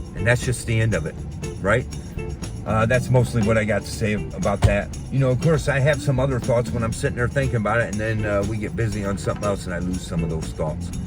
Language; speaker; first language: English; native; English